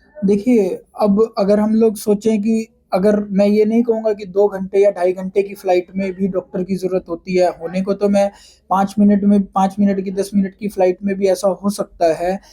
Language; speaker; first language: Hindi; native; Hindi